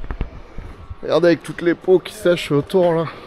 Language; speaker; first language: French; native; French